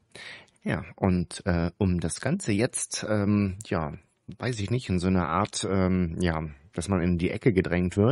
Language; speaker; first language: German; native; German